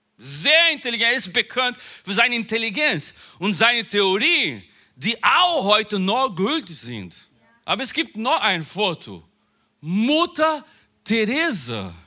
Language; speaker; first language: German; non-native, learner; Portuguese